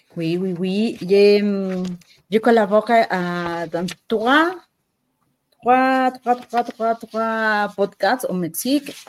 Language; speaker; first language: French; non-native, learner; Spanish